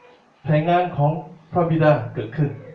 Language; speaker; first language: Thai; non-native, fluent; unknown